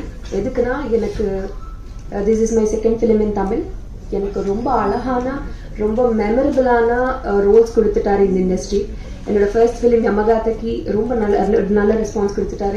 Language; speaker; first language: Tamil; non-native, learner; Telugu